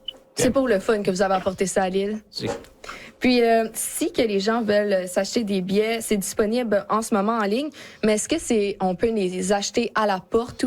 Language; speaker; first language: French; native; French